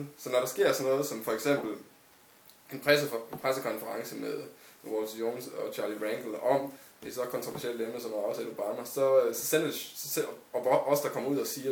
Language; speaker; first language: Danish; native; Danish